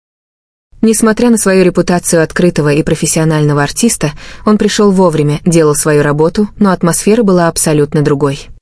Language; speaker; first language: Russian; native; Russian